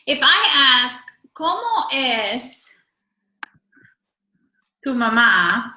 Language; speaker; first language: Spanish; non-native, fluent; English